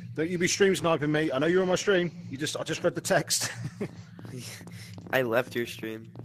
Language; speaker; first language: English; non-native, fluent; Polish